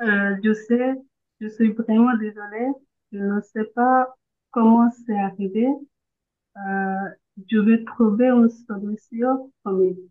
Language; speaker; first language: French; non-native, learner; Bangla